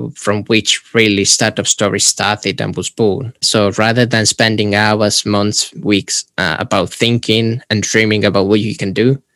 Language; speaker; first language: English; non-native, fluent; Italian